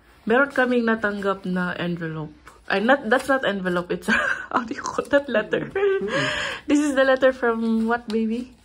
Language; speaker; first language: English; non-native, local second language; Cebuano